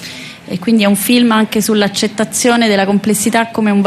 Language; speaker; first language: Italian; native; Italian